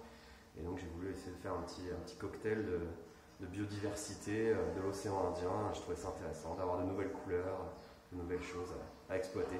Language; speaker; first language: French; native; French